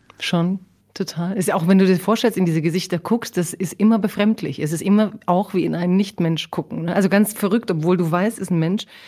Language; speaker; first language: German; early bilingual, other home language; Croatian